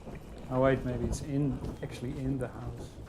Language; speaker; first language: English; non-native, fluent; Dutch